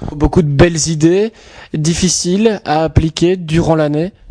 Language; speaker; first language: French; native; French